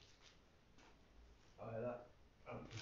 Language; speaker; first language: French; non-native, learner; Chinese